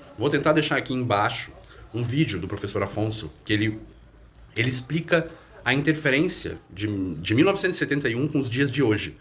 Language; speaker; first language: Portuguese; native; Portuguese